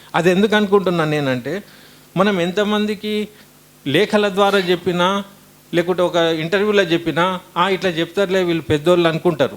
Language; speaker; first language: Telugu; native; Telugu